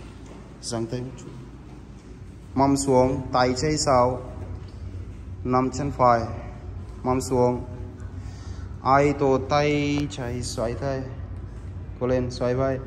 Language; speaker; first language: Vietnamese; non-native, learner; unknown